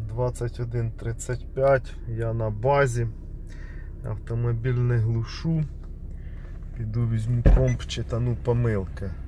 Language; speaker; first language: Ukrainian; non-native, local second language; Russian